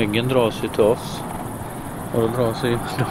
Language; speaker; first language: Swedish; native; Swedish